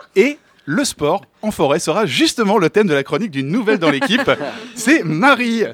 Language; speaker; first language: French; native; French